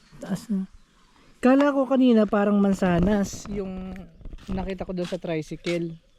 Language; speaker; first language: Filipino; native; Filipino